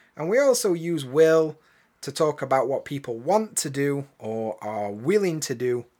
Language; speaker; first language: English; native; English